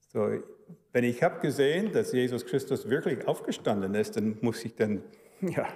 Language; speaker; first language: German; early bilingual, heritage; German